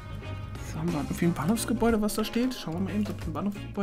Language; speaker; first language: German; native; German